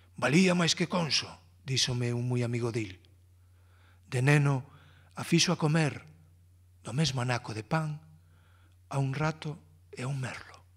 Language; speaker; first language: Galician; native; Galician